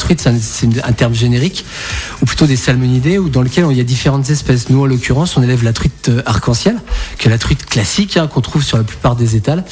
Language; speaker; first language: French; native; French